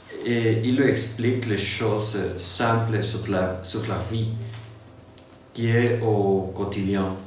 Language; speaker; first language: French; non-native, learner; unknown